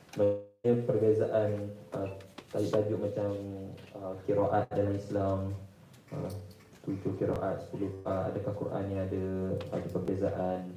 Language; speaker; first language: Malay; native; Malay